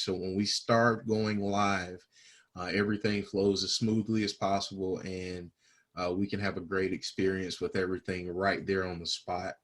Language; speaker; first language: English; native; English